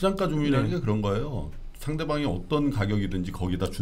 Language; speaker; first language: Korean; native; Korean